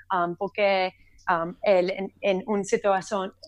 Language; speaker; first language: Spanish; early bilingual, heritage; Spanish